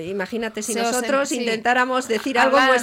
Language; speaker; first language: Spanish; native; Spanish